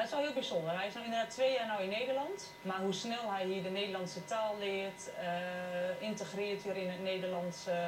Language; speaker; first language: Dutch; native; Dutch